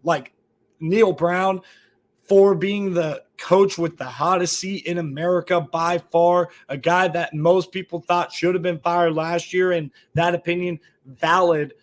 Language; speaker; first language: English; native; English